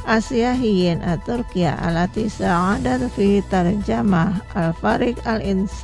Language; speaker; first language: Arabic; non-native, fluent; Indonesian